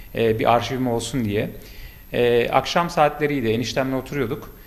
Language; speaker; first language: Turkish; native; Turkish